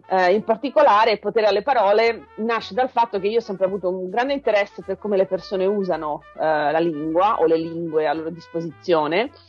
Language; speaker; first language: Italian; native; Italian